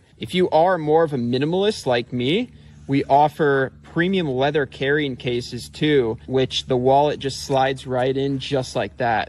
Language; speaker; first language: English; native; English